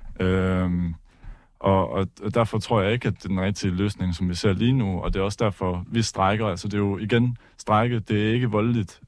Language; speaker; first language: Danish; native; Danish